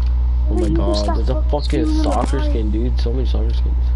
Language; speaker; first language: English; native; English